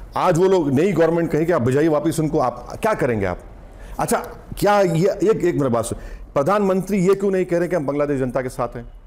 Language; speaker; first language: Hindi; non-native, local second language; Urdu